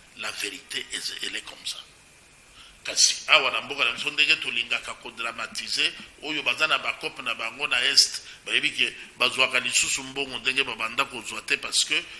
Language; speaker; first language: Lingala; non-native, local second language; Luba-Lulua